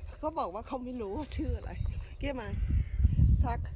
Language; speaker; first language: Danish; non-native, learner; Thai